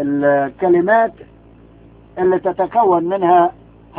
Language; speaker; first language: Arabic; native; Arabic